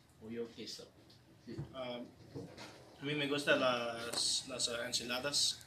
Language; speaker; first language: Spanish; non-native, learner; Indonesian